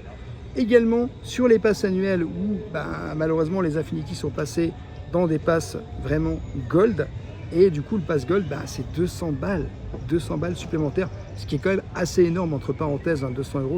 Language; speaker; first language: French; native; French